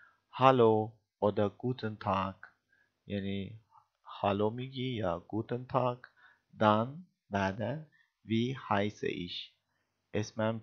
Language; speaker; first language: German; non-native, fluent; Persian